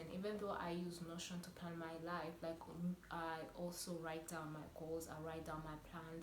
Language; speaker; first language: English; non-native, local second language; Kinyarwanda